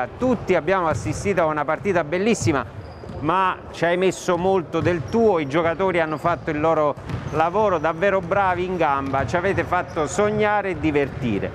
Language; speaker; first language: Italian; native; Italian